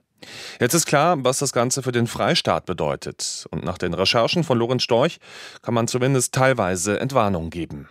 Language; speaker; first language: German; native; German